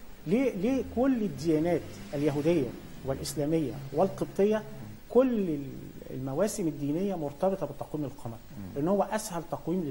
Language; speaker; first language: Arabic; native; Arabic